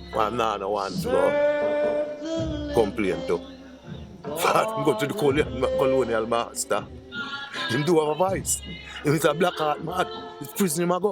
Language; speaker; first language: English; native; English